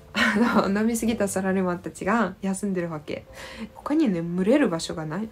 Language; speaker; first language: Japanese; non-native, fluent; Russian